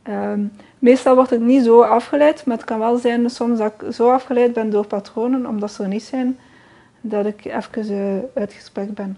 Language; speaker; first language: Dutch; native; Dutch